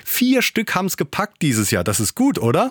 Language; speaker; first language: German; native; German